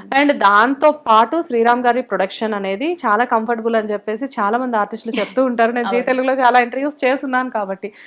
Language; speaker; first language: Telugu; native; Telugu